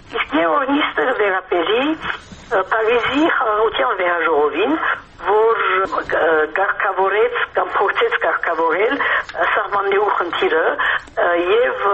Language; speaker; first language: Armenian; early bilingual, heritage; Armenian